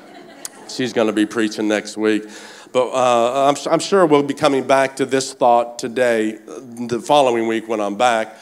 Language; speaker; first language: English; native; English